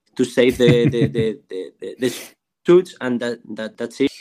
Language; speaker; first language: English; non-native, learner; Spanish